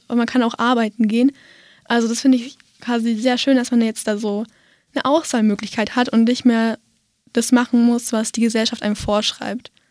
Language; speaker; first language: German; native; German